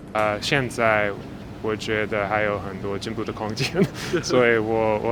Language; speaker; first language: Chinese; non-native, fluent; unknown